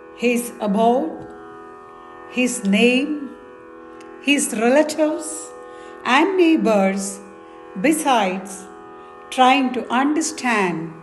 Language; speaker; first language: English; non-native, local second language; Tamil